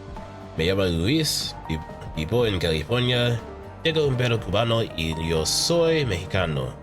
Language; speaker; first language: Spanish; non-native, learner; English